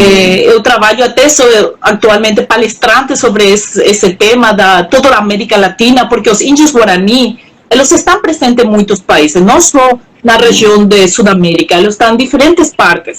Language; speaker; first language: Portuguese; non-native, local second language; Spanish